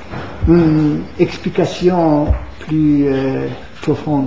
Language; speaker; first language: French; non-native, fluent; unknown